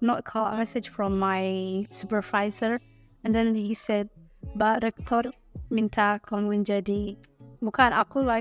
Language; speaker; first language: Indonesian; non-native, learner; Somali